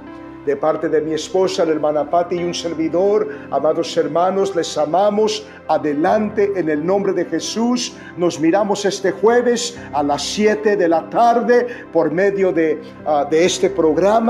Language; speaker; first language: Spanish; native; Spanish